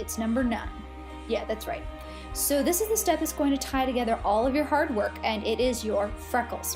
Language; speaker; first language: English; native; English